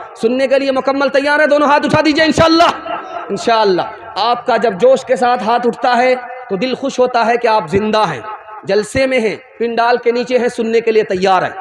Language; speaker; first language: Urdu; non-native, local second language; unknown